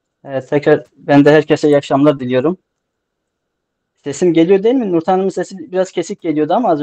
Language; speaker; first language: Turkish; native; Turkish